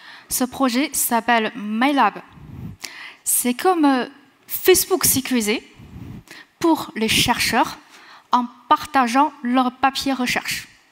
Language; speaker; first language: French; non-native, fluent; Chinese